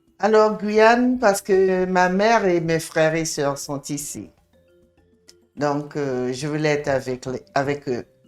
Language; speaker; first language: French; non-native, fluent; English